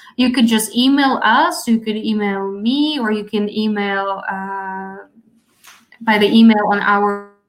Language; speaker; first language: English; non-native, fluent; Russian